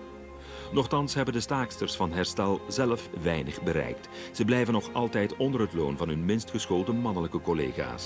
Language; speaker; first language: Dutch; native; Dutch